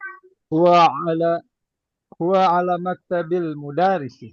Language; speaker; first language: Arabic; non-native, learner; Indonesian